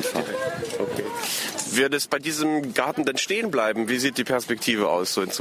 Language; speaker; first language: German; native; German